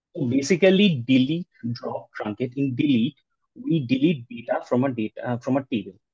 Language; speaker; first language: English; non-native, local second language; Bangla